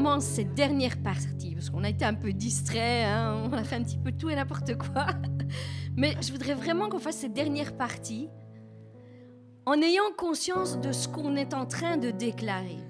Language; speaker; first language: French; native; French